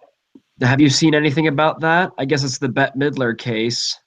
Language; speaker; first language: English; native; English